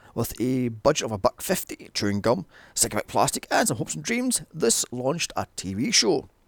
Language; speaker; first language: English; native; English